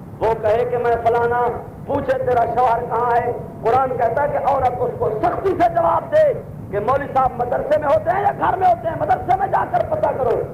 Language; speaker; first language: Urdu; non-native, local second language; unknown